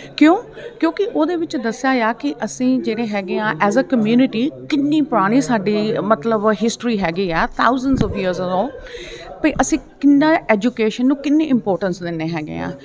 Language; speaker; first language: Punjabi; early bilingual, heritage; Punjabi